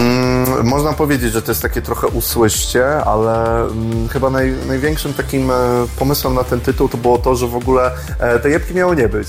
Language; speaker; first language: Polish; native; Polish